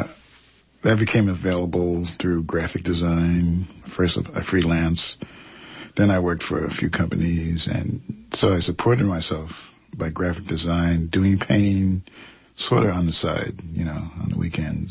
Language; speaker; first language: English; native; English